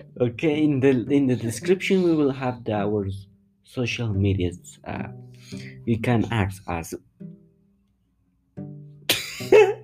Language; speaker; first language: English; non-native, fluent; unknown